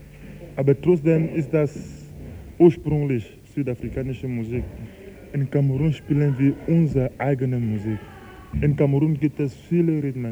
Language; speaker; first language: German; non-native, fluent; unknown